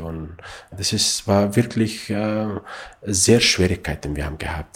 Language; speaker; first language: German; non-native, learner; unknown